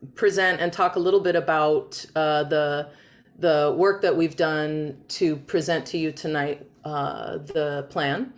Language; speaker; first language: English; native; English